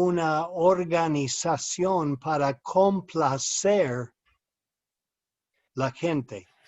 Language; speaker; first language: Spanish; non-native, fluent; English